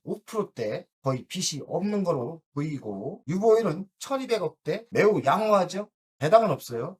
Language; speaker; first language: Korean; native; Korean